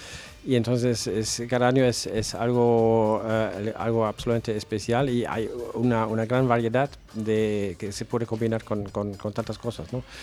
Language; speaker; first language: Spanish; non-native, fluent; German